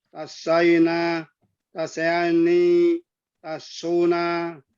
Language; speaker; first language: Arabic; non-native, learner; Indonesian